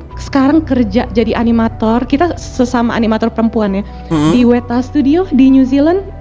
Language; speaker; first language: Indonesian; native; Indonesian